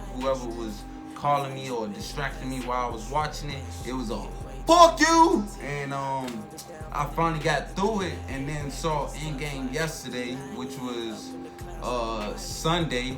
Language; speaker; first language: English; native; English